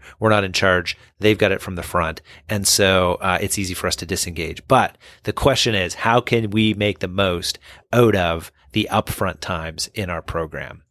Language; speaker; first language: English; native; English